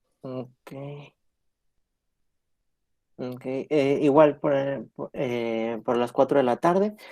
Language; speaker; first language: Spanish; native; Spanish